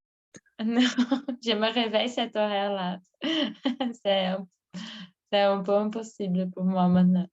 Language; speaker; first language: French; non-native, learner; Portuguese